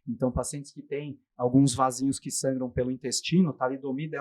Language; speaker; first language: Portuguese; native; Portuguese